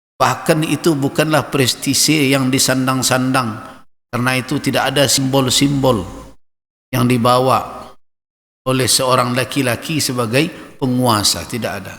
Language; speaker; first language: Malay; non-native, local second language; Minangkabau